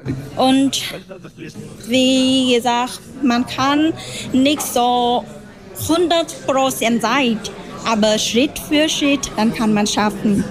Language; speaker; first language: German; non-native, learner; Vietnamese